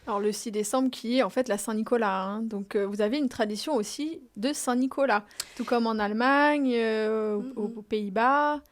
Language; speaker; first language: French; native; French